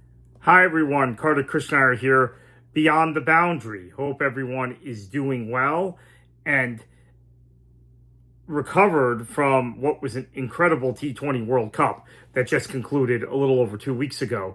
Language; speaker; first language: English; native; English